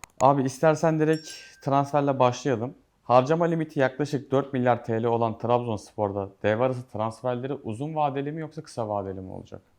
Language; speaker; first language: Turkish; native; Turkish